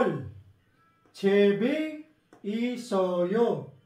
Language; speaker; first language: Korean; non-native, learner; Filipino